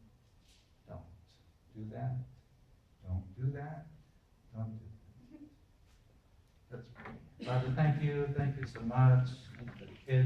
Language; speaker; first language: English; native; English